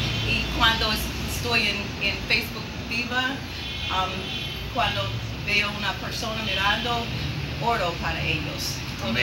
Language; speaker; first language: Spanish; non-native, learner; English